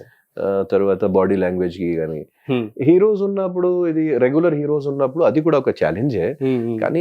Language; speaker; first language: Telugu; non-native, local second language; Hindi